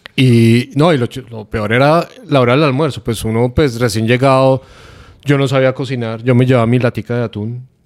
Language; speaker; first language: Spanish; native; Spanish